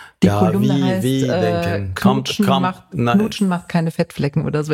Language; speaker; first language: German; native; German